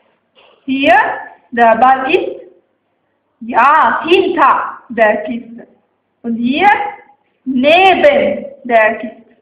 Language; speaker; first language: German; non-native, fluent; Arabic